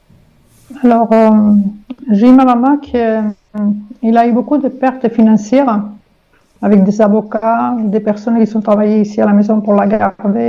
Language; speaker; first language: French; non-native, fluent; Spanish